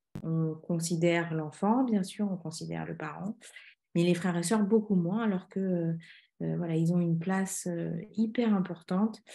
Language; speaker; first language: French; native; French